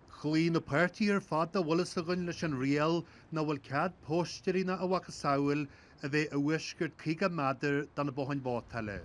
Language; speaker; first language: Irish; native; Irish